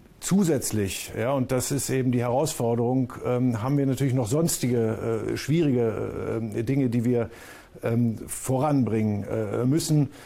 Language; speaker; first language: German; native; German